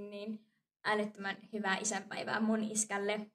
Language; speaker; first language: Finnish; native; Finnish